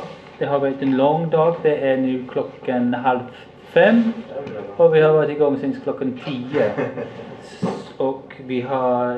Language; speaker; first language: Swedish; non-native, fluent; English